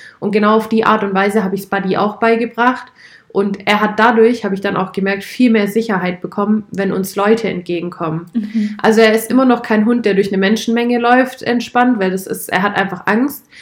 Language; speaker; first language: German; native; German